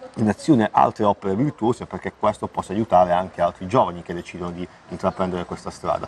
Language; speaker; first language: Italian; native; Italian